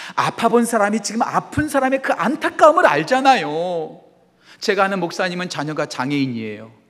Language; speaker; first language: Korean; native; Korean